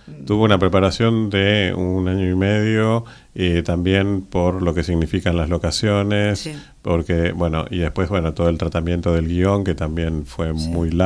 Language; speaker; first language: Spanish; native; Spanish